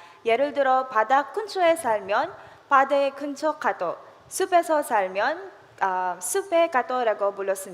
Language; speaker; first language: Korean; non-native, learner; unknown